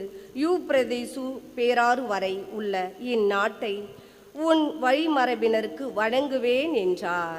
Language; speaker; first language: Tamil; native; Tamil